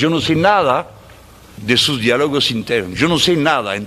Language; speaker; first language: Spanish; non-native, fluent; French